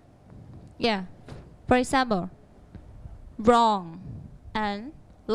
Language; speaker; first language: English; non-native, learner; Thai